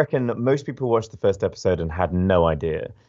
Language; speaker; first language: English; native; English